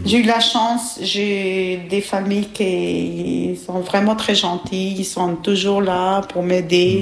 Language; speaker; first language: French; non-native, learner; Albanian